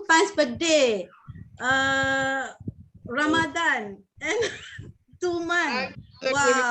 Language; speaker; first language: English; non-native, learner; Malay